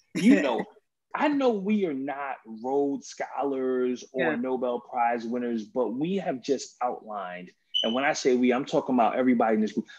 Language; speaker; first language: English; native; English